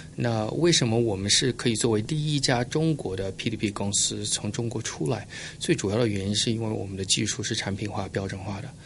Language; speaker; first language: Chinese; early bilingual, heritage; Chinese